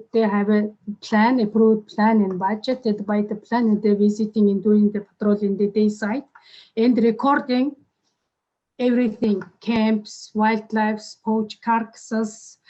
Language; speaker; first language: English; non-native, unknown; Mongolian